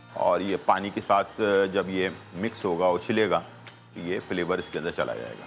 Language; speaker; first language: Urdu; non-native, local second language; Punjabi